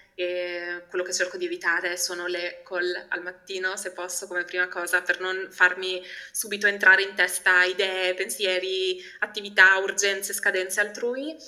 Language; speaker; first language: Italian; early bilingual, other home language; Albanian